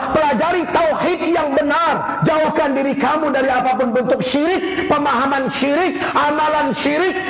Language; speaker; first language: Indonesian; non-native, local second language; Minangkabau